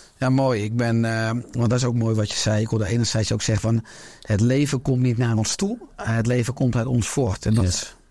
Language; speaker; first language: Dutch; native; Dutch